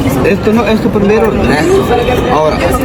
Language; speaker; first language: Spanish; non-native, learner; Punjabi